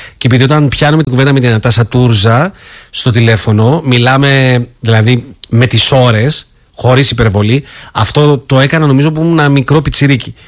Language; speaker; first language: Greek; native; Greek